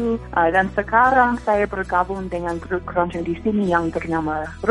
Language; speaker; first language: Indonesian; non-native, fluent; English